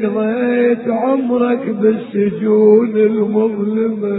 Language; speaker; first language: Arabic; native; Arabic